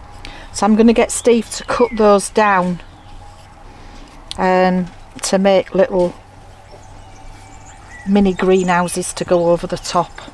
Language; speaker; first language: English; native; English